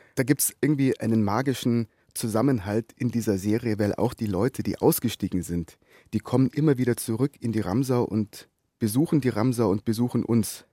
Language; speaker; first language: German; native; German